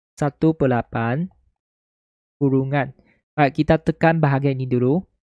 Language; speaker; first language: Malay; non-native, local second language; Chinese